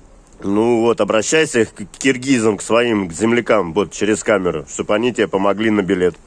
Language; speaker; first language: Russian; native; Russian